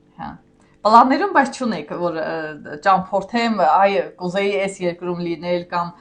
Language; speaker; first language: Armenian; native; Armenian